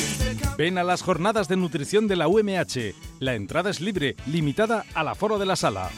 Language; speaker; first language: Spanish; native; Spanish